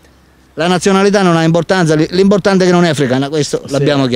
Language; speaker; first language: Italian; native; Italian